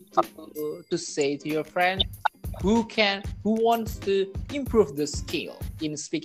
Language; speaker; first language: English; non-native, learner; Indonesian